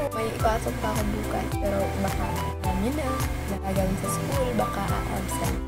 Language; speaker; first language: Filipino; non-native, local second language; Cebuano